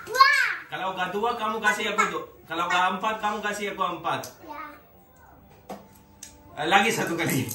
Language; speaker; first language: Indonesian; non-native, learner; Urdu